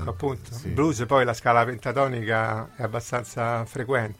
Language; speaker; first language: Italian; native; Italian